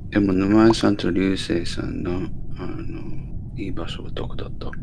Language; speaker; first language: Japanese; non-native, learner; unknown